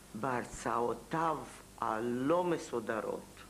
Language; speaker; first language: Hebrew; non-native, fluent; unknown